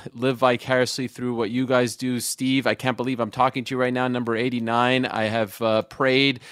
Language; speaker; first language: English; native; English